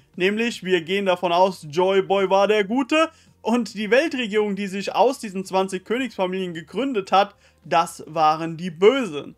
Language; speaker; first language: German; native; German